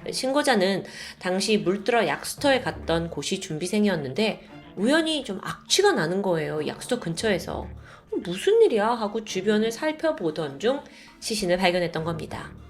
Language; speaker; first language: Korean; native; Korean